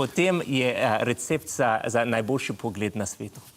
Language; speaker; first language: Slovenian; non-native, fluent; English